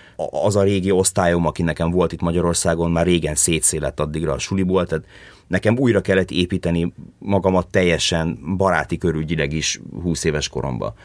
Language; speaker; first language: Hungarian; early bilingual, heritage; Hungarian